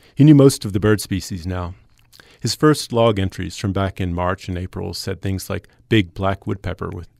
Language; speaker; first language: English; native; English